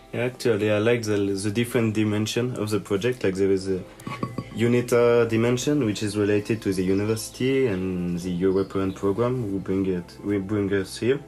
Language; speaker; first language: English; non-native, learner; French